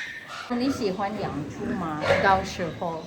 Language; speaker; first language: Chinese; non-native, learner; Filipino